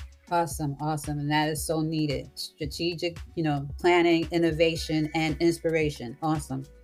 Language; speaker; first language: English; native; English